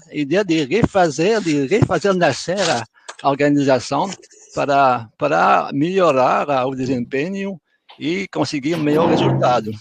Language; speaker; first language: Portuguese; non-native, fluent; French